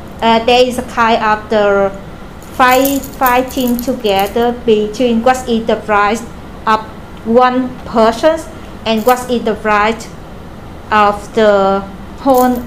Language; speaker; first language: English; non-native, learner; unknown